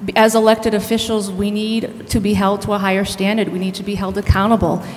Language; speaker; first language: English; native; English